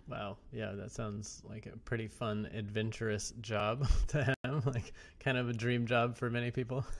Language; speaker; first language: English; native; English